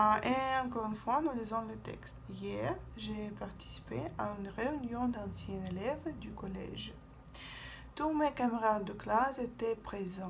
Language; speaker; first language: French; non-native, fluent; Russian